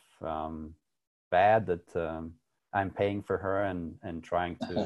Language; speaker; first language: English; non-native, fluent; Russian